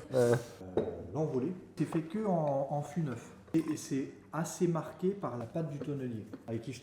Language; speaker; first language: French; native; French